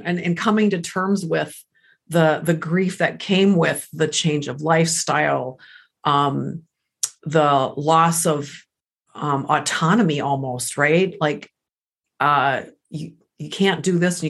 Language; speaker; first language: English; early bilingual, other home language; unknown